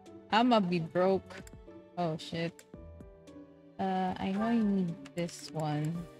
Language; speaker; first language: English; non-native, local second language; Filipino